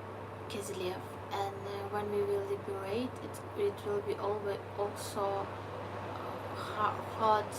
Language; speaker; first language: English; non-native, learner; Ukrainian